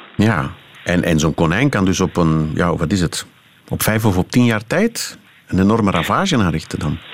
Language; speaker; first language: Dutch; native; Dutch